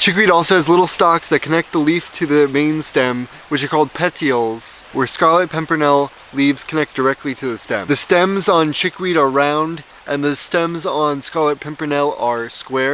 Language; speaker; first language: English; native; English